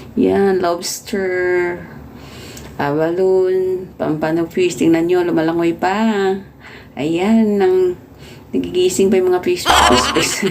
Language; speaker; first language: Filipino; native; Filipino